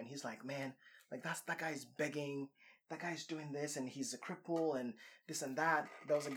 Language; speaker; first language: English; non-native, local second language; Yoruba